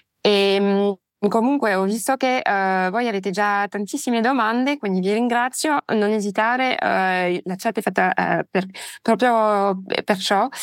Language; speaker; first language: Italian; non-native, fluent; French